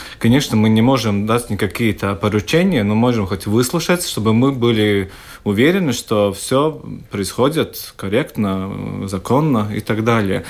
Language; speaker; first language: Russian; non-native, local second language; Latvian